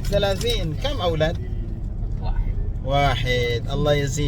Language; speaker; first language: Arabic; non-native, learner; Indonesian